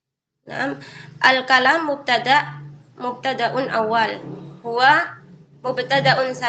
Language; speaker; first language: Arabic; non-native, fluent; Indonesian